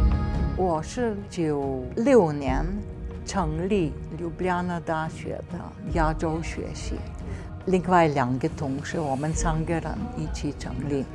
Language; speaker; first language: Chinese; non-native, fluent; Slovenian